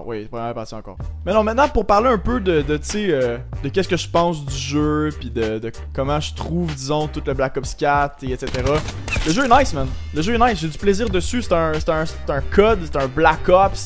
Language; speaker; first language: French; native; French